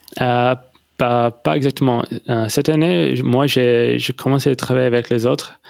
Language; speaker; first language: French; non-native, learner; English